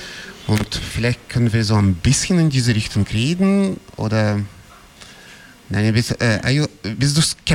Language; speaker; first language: German; non-native, fluent; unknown